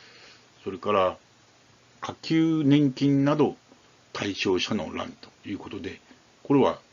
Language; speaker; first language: Japanese; native; Japanese